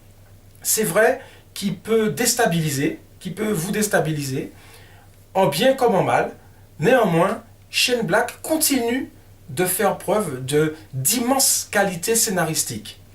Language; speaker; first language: French; native; French